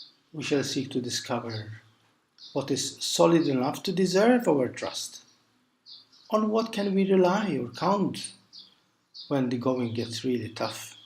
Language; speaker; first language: English; non-native, local second language; Maltese